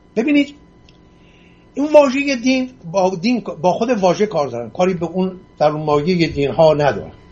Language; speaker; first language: Persian; non-native, local second language; Assyrian Neo-Aramaic